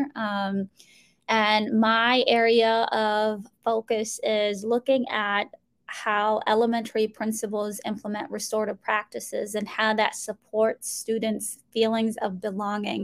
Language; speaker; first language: English; early bilingual, other home language; Somali